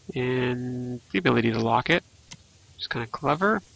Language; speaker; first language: English; native; English